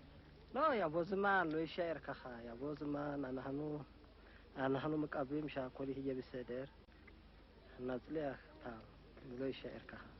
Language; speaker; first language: Hebrew; non-native, learner; Amharic